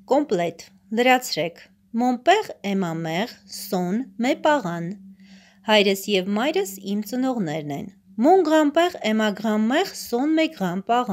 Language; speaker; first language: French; non-native, fluent; Armenian